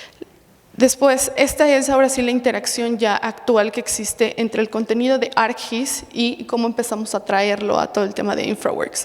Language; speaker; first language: Spanish; native; Spanish